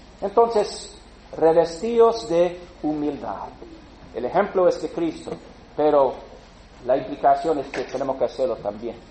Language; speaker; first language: Spanish; non-native, fluent; English